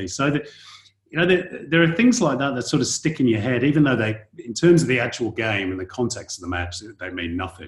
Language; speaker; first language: English; native; English